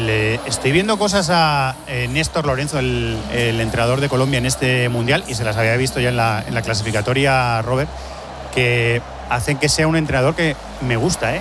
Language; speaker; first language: Spanish; native; Spanish